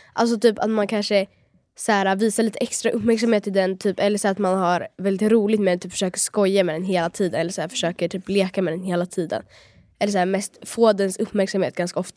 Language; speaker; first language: Swedish; native; Swedish